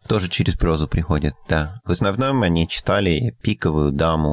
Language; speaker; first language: Russian; non-native, fluent; English